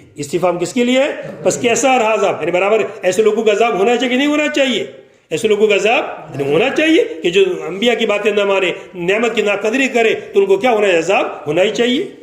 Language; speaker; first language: Urdu; non-native, local second language; Gujarati